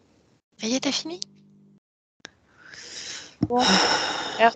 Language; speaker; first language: French; native; French